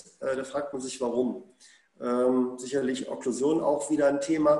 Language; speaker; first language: German; native; German